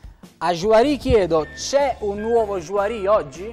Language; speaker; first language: Italian; native; Italian